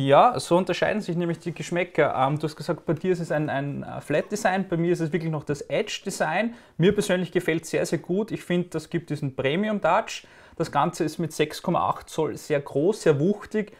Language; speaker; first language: German; native; German